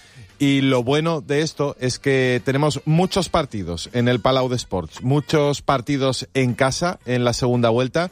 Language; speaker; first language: Spanish; native; Spanish